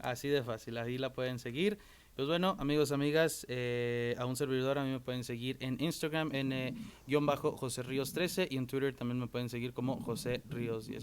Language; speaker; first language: Spanish; native; Spanish